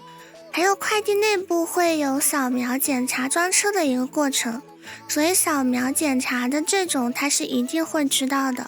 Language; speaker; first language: Chinese; native; Chinese